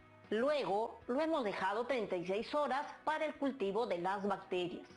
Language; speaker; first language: Spanish; native; Spanish